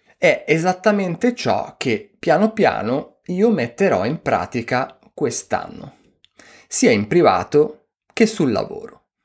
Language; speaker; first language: Italian; native; Italian